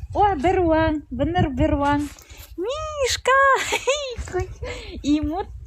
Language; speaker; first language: Indonesian; non-native, learner; Russian